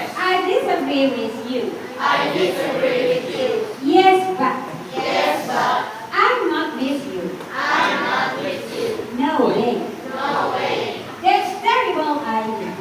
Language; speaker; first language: English; non-native, learner; Indonesian